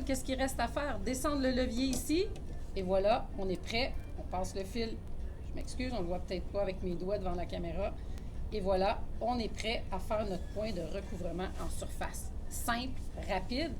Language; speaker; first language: French; native; French